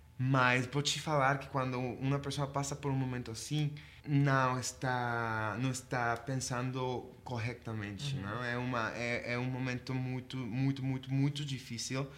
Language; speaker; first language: Portuguese; non-native, fluent; Spanish